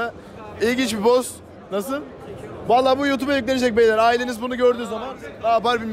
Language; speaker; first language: Turkish; native; Turkish